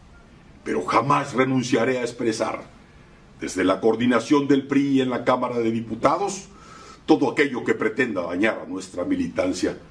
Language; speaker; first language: Spanish; native; Spanish